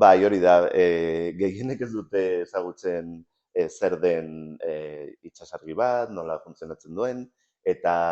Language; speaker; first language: Basque; non-native, local second language; Spanish